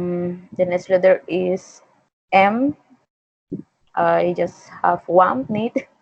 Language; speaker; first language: English; non-native, learner; Spanish